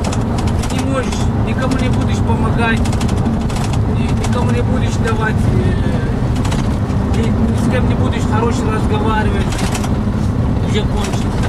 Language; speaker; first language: Russian; non-native, learner; Turkish